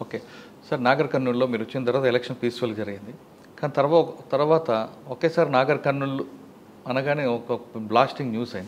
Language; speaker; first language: Telugu; native; Telugu